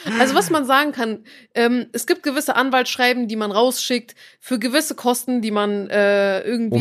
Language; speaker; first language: German; native; German